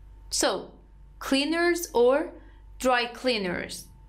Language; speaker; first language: English; non-native, fluent; Persian